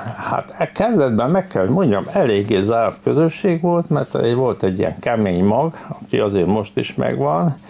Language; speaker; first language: Hungarian; native; Hungarian